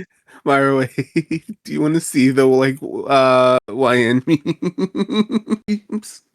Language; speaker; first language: English; native; English